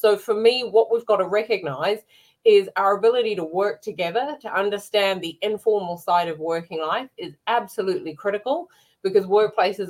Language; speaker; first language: English; native; English